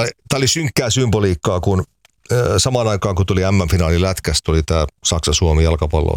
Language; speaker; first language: Finnish; native; Finnish